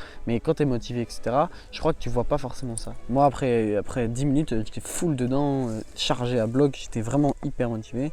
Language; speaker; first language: French; native; French